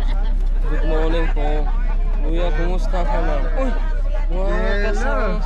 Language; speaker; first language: Filipino; non-native, fluent; Indonesian